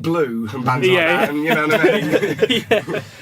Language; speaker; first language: English; native; English